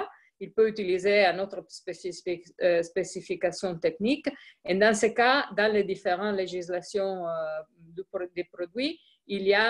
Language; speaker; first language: French; non-native, fluent; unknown